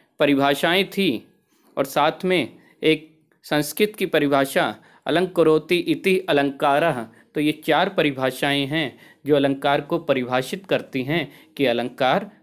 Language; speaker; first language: Hindi; native; Hindi